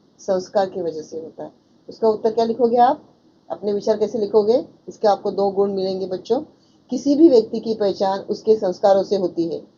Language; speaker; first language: Hindi; non-native, local second language; Marathi